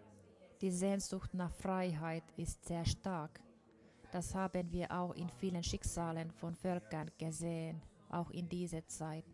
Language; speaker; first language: German; non-native, fluent; Finnish